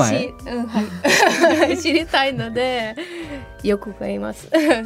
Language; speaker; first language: Japanese; non-native, fluent; Ukrainian